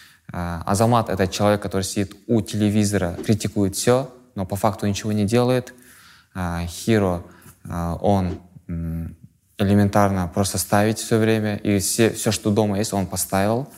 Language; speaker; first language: Russian; non-native, local second language; Kazakh